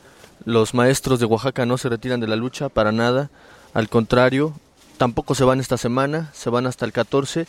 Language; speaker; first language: Spanish; native; Spanish